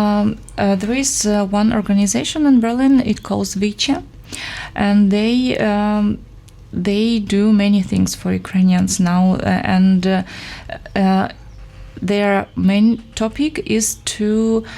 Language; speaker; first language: English; non-native, fluent; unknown